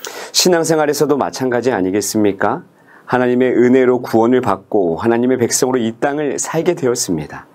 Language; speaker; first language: Korean; native; Korean